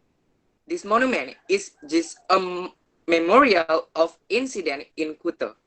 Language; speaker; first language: English; non-native, learner; Indonesian